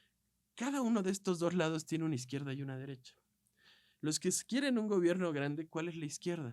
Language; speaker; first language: Spanish; native; Spanish